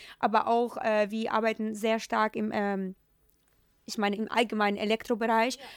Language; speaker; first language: German; non-native, fluent; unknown